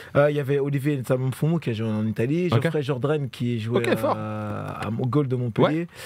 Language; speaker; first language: French; native; French